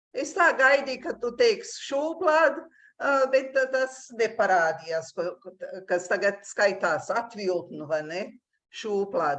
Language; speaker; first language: Latvian; early bilingual, heritage; Latvian